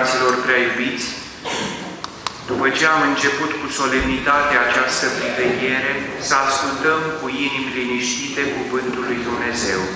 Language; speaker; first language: Romanian; native; Romanian